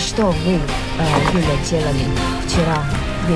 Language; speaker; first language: Russian; non-native, learner; Chinese